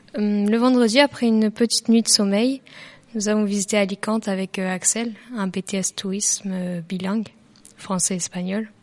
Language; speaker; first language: French; native; French